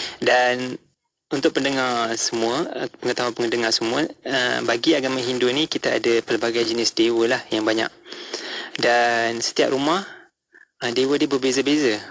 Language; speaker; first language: Malay; non-native, local second language; Tamil